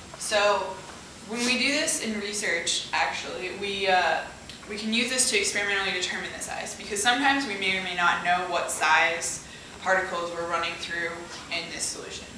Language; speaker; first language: English; native; English